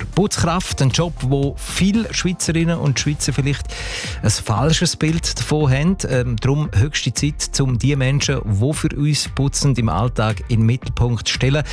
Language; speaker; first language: German; native; German